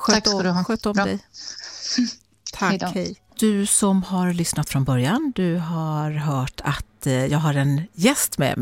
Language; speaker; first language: Swedish; native; Swedish